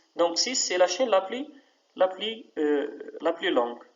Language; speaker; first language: French; non-native, local second language; Arabic